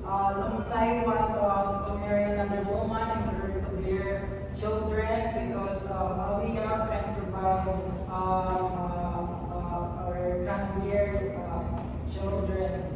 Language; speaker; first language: English; non-native, local second language; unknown